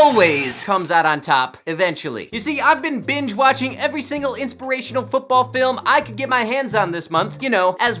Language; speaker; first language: English; native; English